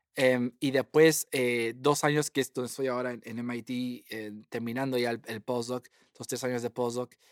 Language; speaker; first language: Spanish; native; Spanish